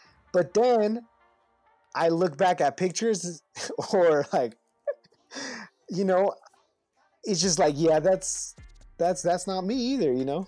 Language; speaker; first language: English; native; English